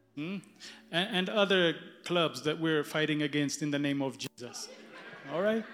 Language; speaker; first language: English; early bilingual, other home language; Amharic